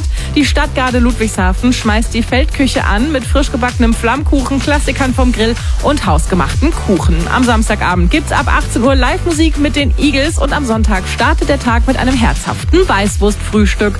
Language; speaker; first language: German; native; German